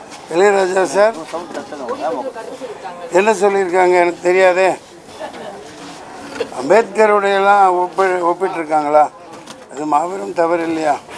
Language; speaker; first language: Tamil; native; Tamil